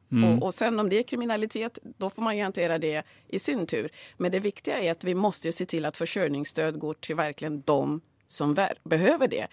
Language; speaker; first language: Swedish; early bilingual, other home language; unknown